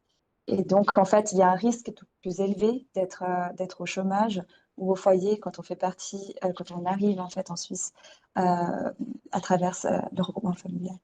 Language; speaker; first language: French; native; French